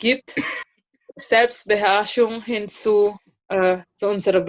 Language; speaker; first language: German; non-native, fluent; Indonesian